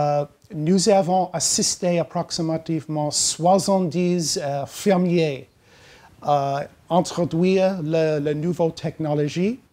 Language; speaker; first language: French; non-native, learner; English